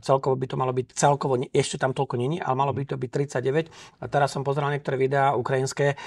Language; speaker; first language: Slovak; native; Slovak